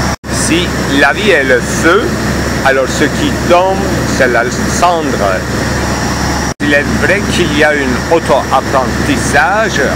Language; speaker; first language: French; non-native, fluent; Turkish